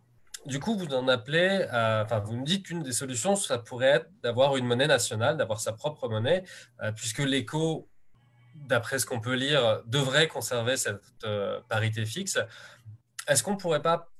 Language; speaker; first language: French; native; French